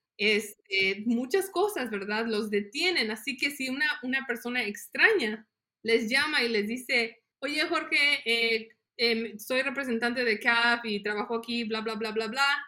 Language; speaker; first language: Spanish; early bilingual, heritage; Spanish